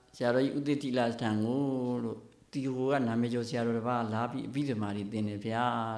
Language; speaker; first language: Burmese; native; Burmese